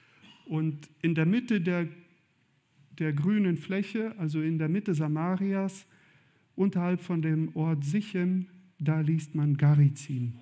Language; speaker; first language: German; native; German